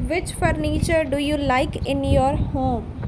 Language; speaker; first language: English; non-native, local second language; Punjabi